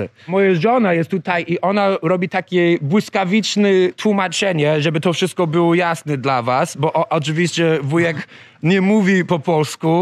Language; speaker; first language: Polish; non-native, learner; English